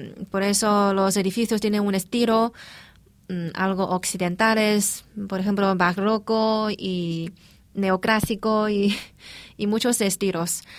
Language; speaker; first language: Spanish; non-native, fluent; Chinese